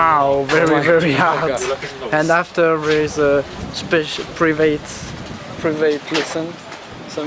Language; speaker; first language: English; non-native, learner; French